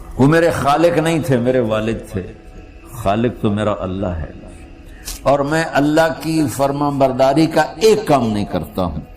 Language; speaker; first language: Urdu; non-native, local second language; Punjabi